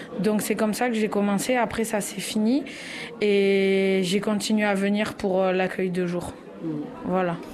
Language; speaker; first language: French; native; French